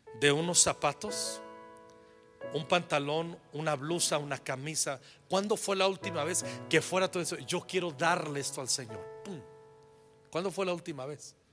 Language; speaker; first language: Spanish; native; Spanish